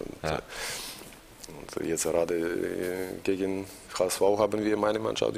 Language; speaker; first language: German; non-native, learner; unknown